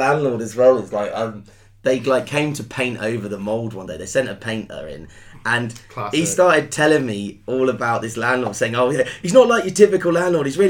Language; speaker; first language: English; native; English